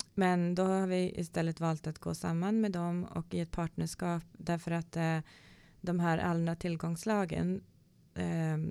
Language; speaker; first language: Swedish; native; Swedish